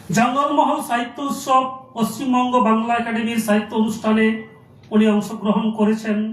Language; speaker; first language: Bangla; non-native, local second language; Santali